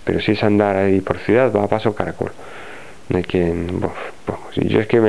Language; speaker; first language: Spanish; native; Spanish